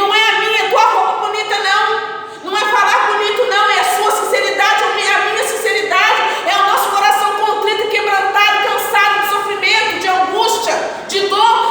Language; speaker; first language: Portuguese; native; Portuguese